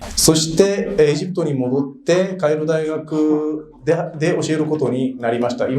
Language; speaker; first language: Japanese; non-native, fluent; Arabic